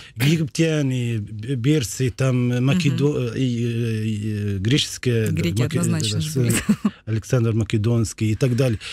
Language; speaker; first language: Russian; non-native, fluent; Arabic